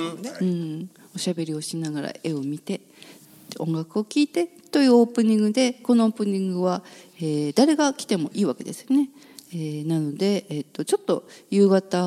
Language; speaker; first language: Japanese; native; Japanese